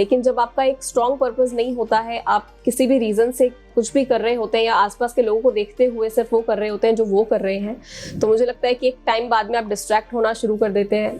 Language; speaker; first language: Hindi; native; Hindi